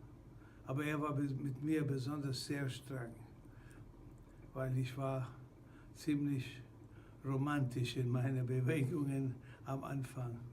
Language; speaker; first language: German; non-native, fluent; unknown